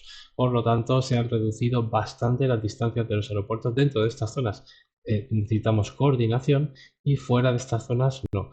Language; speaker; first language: Spanish; native; Spanish